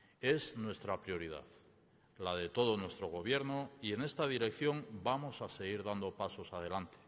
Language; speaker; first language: Spanish; native; Spanish